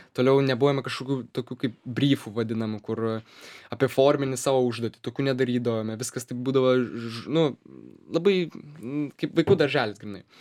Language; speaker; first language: Lithuanian; native; Lithuanian